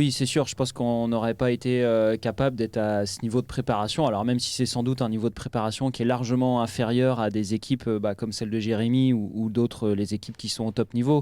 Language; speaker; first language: French; native; French